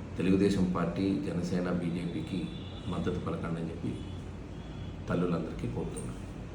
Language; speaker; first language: Telugu; native; Telugu